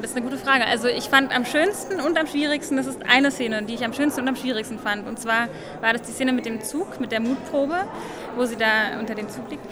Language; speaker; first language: German; native; German